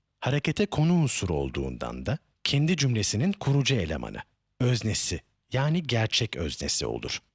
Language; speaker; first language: Turkish; native; Turkish